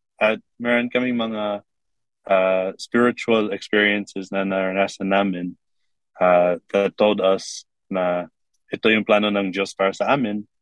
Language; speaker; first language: Filipino; non-native, fluent; English